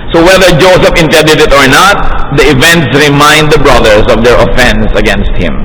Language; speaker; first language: English; non-native, local second language; Filipino